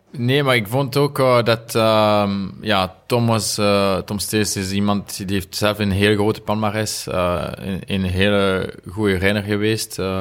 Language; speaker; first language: Dutch; non-native, local second language; French